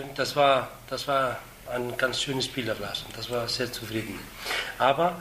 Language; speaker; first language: German; non-native, fluent; Icelandic